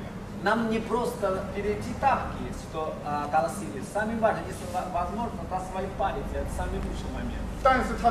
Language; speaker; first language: Russian; non-native, learner; Chinese